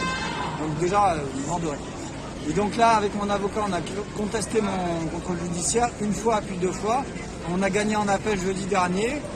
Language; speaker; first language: French; native; French